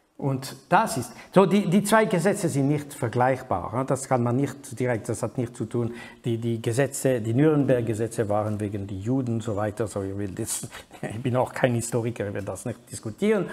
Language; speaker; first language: German; non-native, fluent; French